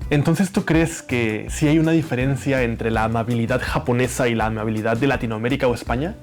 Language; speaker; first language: Spanish; native; Spanish